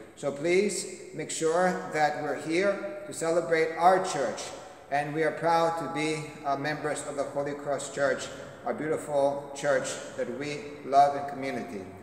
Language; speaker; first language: English; early bilingual, other home language; Greek